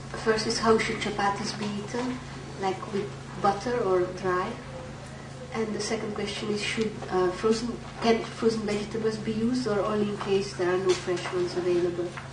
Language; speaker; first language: English; non-native, fluent; Hungarian